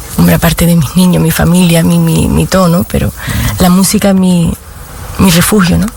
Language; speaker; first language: Spanish; native; Spanish